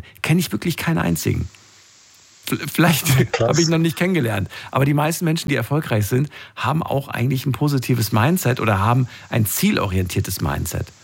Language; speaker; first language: German; native; German